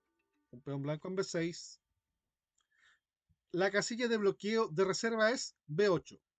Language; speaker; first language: Spanish; native; Spanish